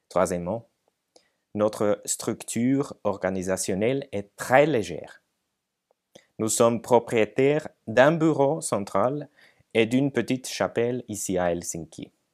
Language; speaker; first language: French; non-native, fluent; Finnish